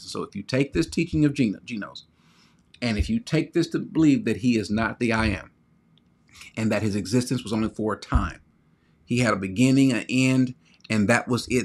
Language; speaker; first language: English; native; English